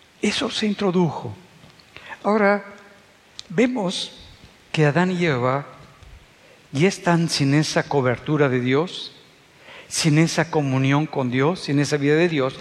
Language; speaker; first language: Spanish; native; Spanish